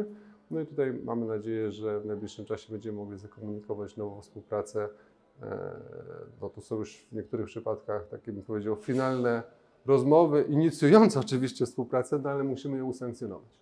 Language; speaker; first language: Polish; native; Polish